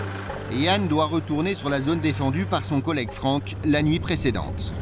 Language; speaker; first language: French; native; French